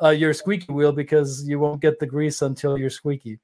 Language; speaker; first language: English; non-native, fluent; German